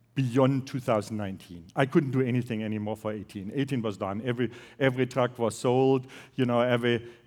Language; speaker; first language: English; non-native, fluent; German